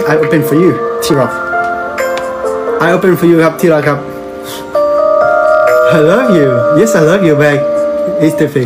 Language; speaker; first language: English; non-native, learner; Thai